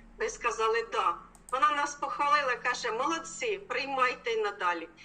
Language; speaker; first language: Ukrainian; native; Ukrainian